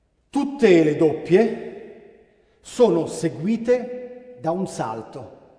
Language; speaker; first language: Italian; native; Italian